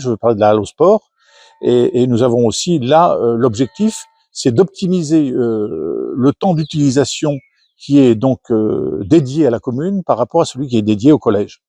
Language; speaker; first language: French; native; French